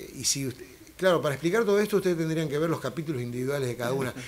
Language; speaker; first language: Spanish; native; Spanish